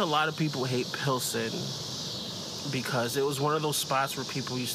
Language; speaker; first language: English; early bilingual, other home language; Spanish